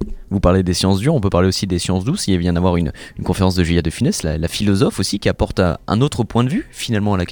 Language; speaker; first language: French; native; French